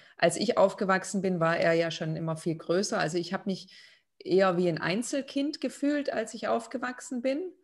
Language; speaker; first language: German; non-native, fluent; Lithuanian